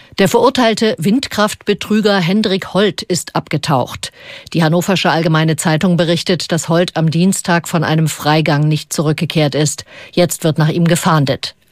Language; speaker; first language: German; native; German